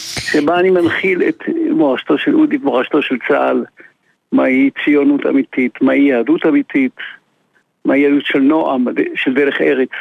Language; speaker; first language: Hebrew; non-native, fluent; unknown